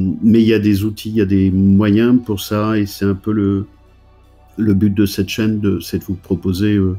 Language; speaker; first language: French; native; French